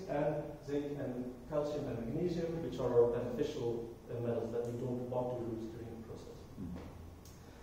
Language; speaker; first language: English; non-native, fluent; Dutch